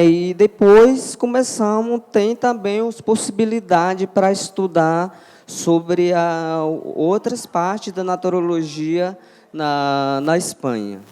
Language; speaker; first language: Portuguese; non-native, local second language; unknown